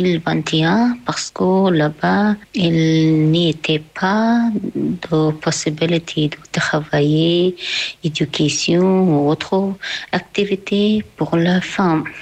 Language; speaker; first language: French; non-native, learner; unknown